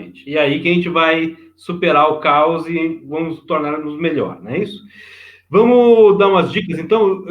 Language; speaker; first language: Portuguese; native; Portuguese